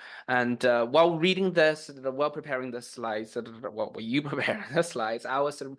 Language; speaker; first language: English; non-native, fluent; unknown